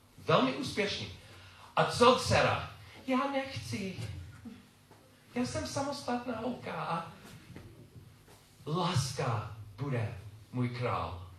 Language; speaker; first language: Czech; non-native, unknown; English